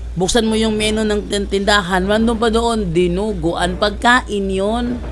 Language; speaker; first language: Filipino; native; Filipino